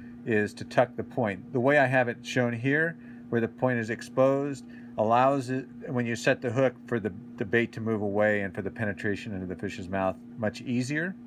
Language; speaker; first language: English; native; English